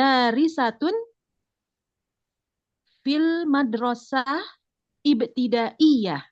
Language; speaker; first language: Arabic; non-native, learner; Indonesian